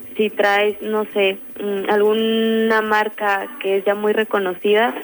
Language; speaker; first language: Spanish; native; Spanish